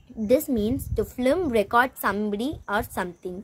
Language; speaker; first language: English; non-native, local second language; Tamil